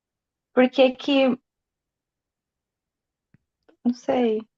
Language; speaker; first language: Portuguese; non-native, fluent; Spanish